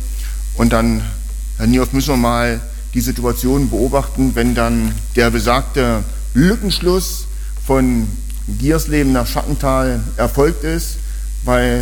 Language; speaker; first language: German; native; German